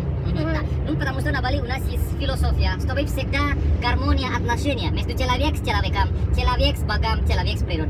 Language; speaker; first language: Russian; non-native, learner; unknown